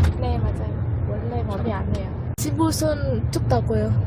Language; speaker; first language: Korean; non-native, learner; Vietnamese